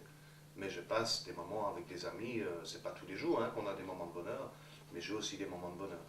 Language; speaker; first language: French; native; French